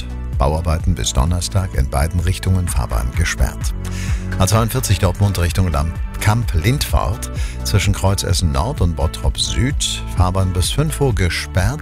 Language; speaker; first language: German; native; German